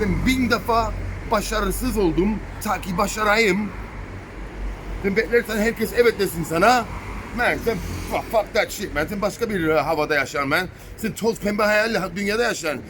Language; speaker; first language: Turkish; early bilingual, heritage; Turkish